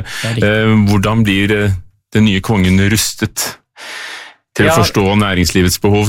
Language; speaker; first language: Norwegian; native; Norwegian